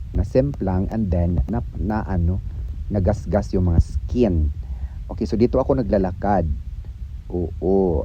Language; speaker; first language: Filipino; non-native, local second language; Cebuano